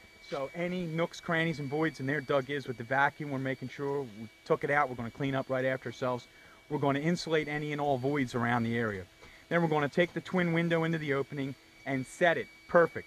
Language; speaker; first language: English; native; English